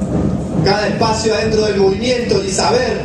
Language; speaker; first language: Spanish; native; Spanish